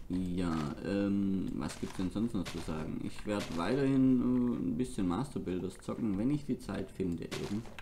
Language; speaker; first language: German; native; German